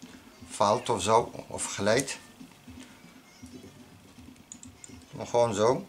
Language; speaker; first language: Dutch; non-native, learner; Arabic